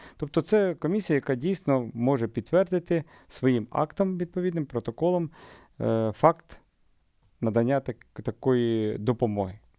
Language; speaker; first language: Ukrainian; native; Ukrainian